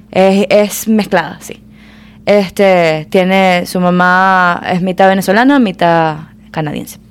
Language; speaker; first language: Spanish; native; Spanish